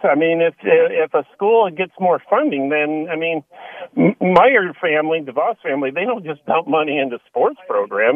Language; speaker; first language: English; native; English